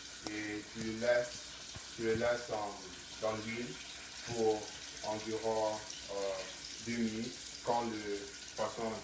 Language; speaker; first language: French; non-native, learner; English